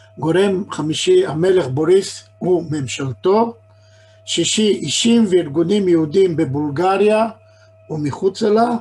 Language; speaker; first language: Hebrew; native; Hebrew